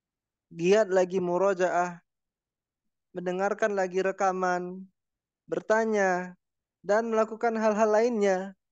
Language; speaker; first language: Indonesian; native; Indonesian